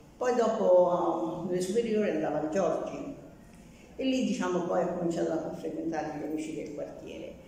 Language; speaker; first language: Italian; native; Italian